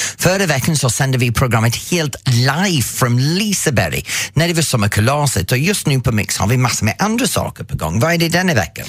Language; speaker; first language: Swedish; non-native, fluent; English